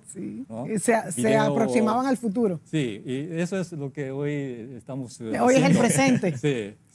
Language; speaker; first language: Spanish; non-native, fluent; Japanese